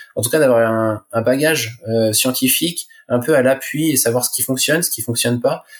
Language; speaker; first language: French; native; French